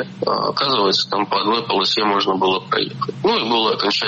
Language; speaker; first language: Russian; native; Russian